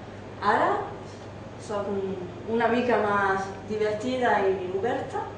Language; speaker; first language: Catalan; non-native, learner; Italian